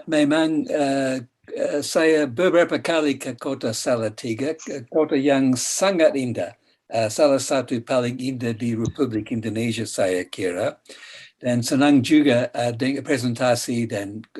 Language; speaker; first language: Indonesian; non-native, fluent; English